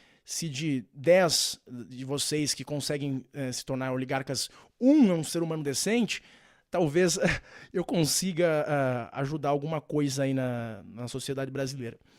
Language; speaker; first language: Portuguese; native; Portuguese